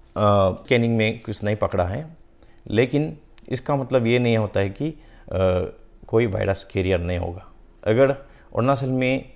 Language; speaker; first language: Hindi; non-native, local second language; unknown